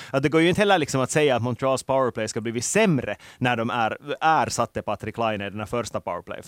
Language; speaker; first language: Swedish; native; Swedish